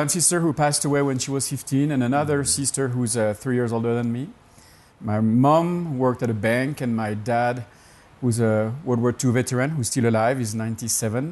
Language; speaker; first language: English; non-native, fluent; French